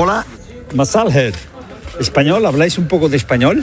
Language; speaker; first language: Spanish; native; Spanish